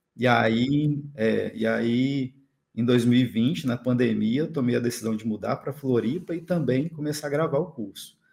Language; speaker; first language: Portuguese; native; Portuguese